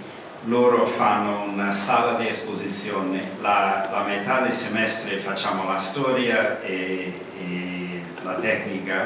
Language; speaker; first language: Italian; non-native, learner; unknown